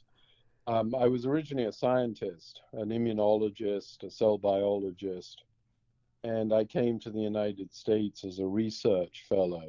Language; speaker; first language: English; native; English